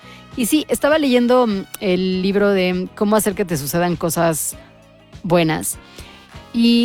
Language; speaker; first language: Spanish; native; Spanish